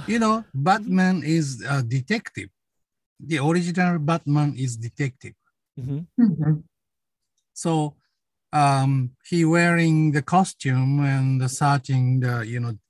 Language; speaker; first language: English; non-native, learner; Japanese